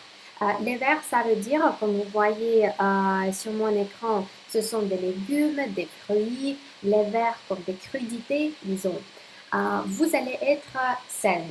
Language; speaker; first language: French; non-native, fluent; Russian